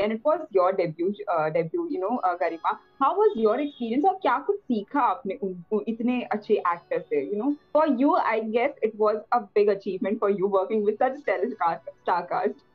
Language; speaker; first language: English; non-native, local second language; Hindi